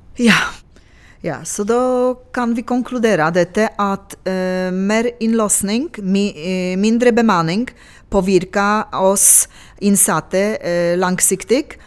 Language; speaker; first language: Norwegian; non-native, local second language; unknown